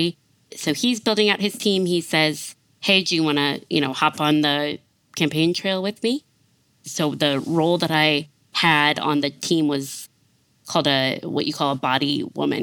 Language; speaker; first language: English; native; English